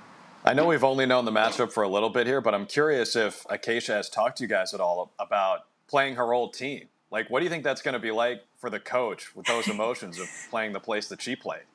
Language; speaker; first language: English; native; English